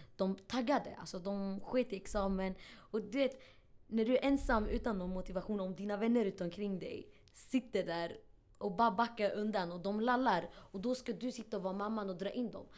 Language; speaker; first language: Swedish; early bilingual, other home language; Arabic